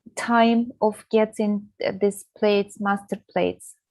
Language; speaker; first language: English; non-native, fluent; Russian